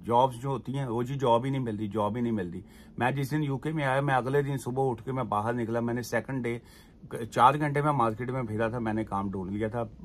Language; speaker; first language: Urdu; native; Urdu